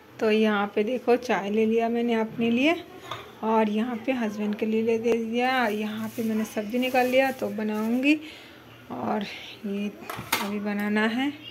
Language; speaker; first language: Hindi; non-native, local second language; Bangla